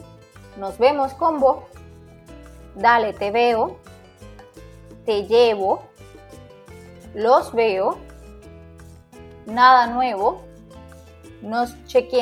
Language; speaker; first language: Spanish; native; Spanish